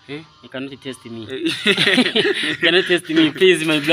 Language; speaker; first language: English; non-native, learner; Swahili